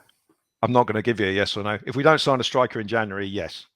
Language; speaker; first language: English; native; English